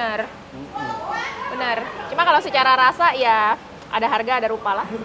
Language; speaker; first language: Indonesian; native; Indonesian